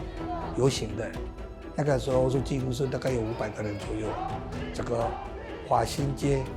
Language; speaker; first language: Chinese; non-native, fluent; Burmese